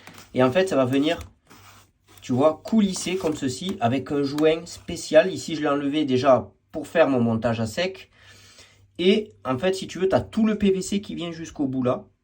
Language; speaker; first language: French; native; French